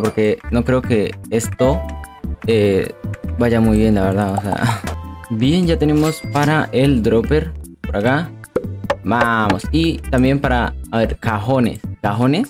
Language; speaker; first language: Spanish; native; Spanish